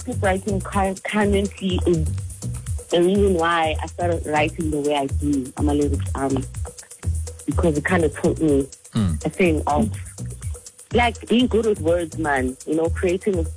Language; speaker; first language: English; non-native, local second language; Zulu